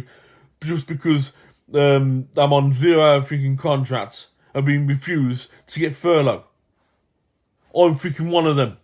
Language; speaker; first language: English; native; English